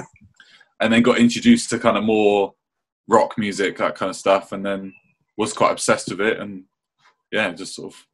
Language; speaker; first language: English; native; English